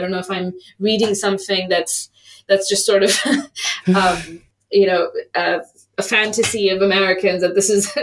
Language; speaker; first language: English; native; English